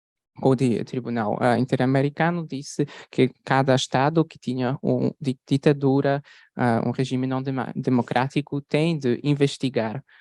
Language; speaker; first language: Portuguese; non-native, fluent; Polish